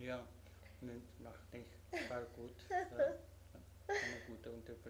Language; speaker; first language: German; non-native, learner; Spanish